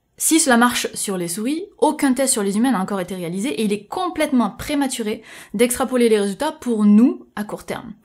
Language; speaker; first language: French; native; French